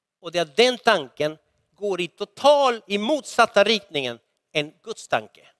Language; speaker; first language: Swedish; non-native, fluent; Spanish